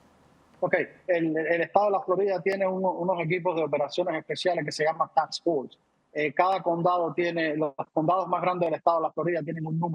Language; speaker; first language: Spanish; native; Spanish